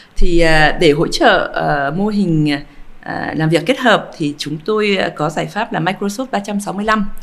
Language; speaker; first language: Vietnamese; early bilingual, heritage; Vietnamese